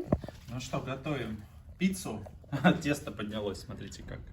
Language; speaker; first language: Russian; native; Russian